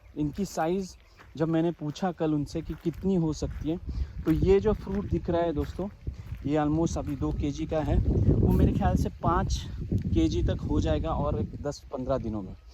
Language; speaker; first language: Hindi; non-native, local second language; Marathi